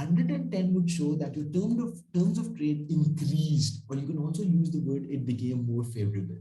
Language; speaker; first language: English; non-native, local second language; Urdu